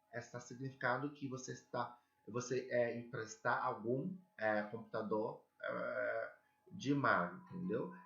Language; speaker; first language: Portuguese; non-native, learner; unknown